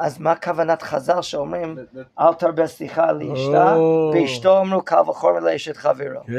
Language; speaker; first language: Hebrew; non-native, fluent; English